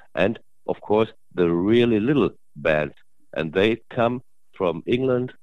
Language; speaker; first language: English; non-native, learner; German